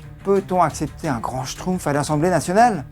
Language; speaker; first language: French; native; French